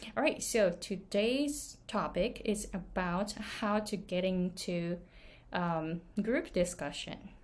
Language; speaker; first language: English; non-native, fluent; Japanese